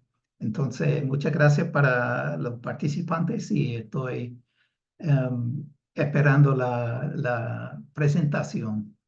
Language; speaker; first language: Spanish; non-native, fluent; English